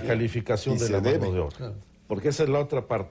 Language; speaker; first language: Spanish; native; Spanish